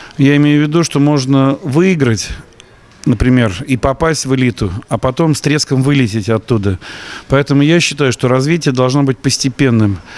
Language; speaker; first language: Russian; native; Russian